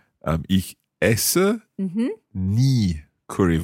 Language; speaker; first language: German; non-native, learner; English